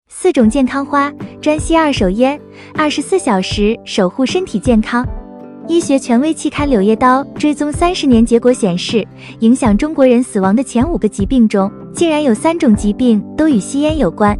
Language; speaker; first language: Chinese; native; Chinese